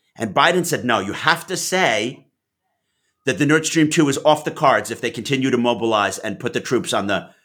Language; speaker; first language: English; native; English